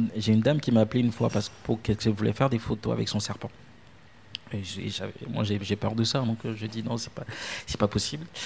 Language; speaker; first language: French; non-native, local second language; Ewe